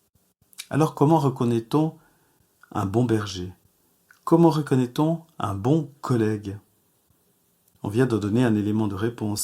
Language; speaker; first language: French; native; French